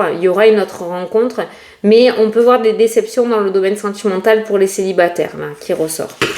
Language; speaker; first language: French; native; French